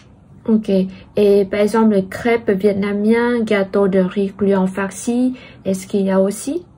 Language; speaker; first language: French; non-native, fluent; Vietnamese